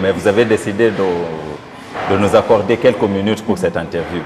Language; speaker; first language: French; non-native, fluent; Swahili